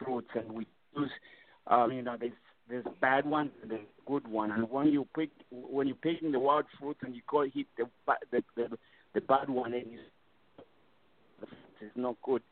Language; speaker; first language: English; non-native, local second language; Bemba